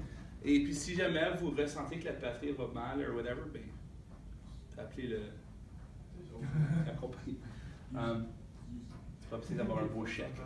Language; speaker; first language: French; native; French